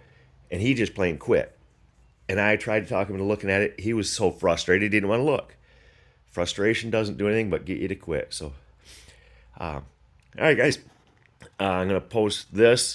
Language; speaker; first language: English; native; English